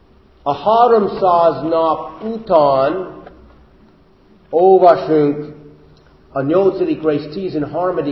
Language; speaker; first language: Hungarian; non-native, fluent; English